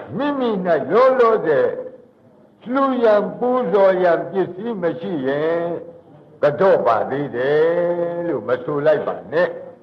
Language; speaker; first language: Burmese; native; Burmese